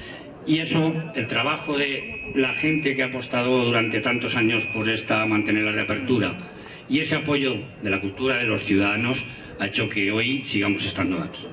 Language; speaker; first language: Spanish; native; Spanish